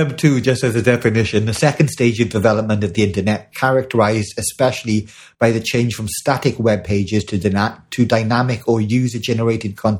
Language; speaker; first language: English; native; English